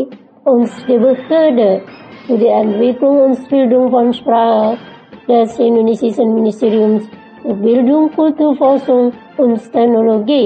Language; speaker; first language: German; non-native, fluent; Indonesian